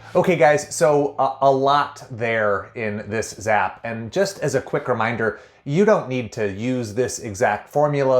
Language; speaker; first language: English; native; English